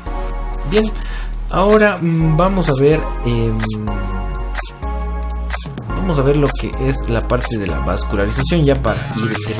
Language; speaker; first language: Spanish; native; Spanish